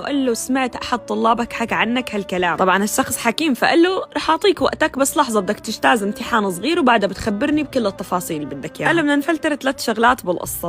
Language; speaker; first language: Arabic; native; Arabic